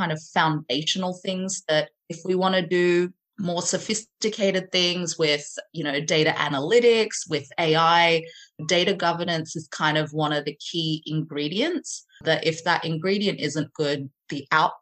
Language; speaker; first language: English; native; English